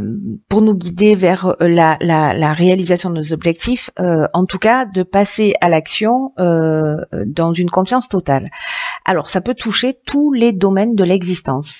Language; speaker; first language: French; native; French